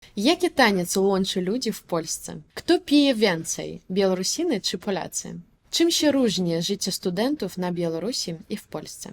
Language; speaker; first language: Polish; non-native, fluent; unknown